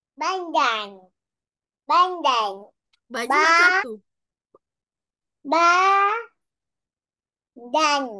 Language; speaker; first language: Malay; native; Malay